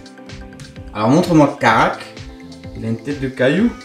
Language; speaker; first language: French; native; French